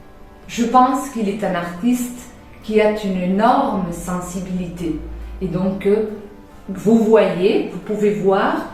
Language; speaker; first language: French; non-native, fluent; Spanish